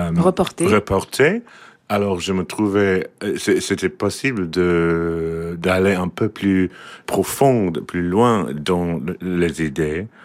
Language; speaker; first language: French; non-native, learner; English